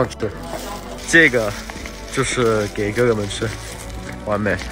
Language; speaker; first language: Chinese; non-native, fluent; Thai